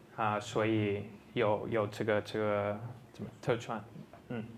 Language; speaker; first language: Chinese; non-native, fluent; Spanish